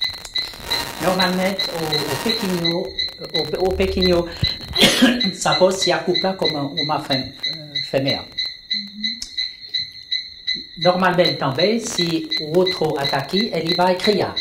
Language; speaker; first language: Portuguese; non-native, learner; French